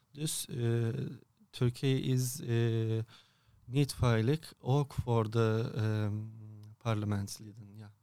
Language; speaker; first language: Dutch; non-native, fluent; Turkish